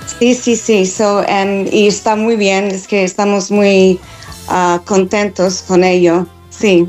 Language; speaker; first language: Spanish; non-native, fluent; English